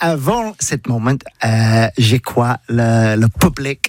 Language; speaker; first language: French; non-native, learner; English